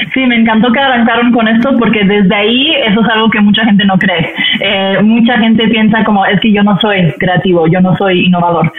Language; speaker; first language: Spanish; non-native, fluent; French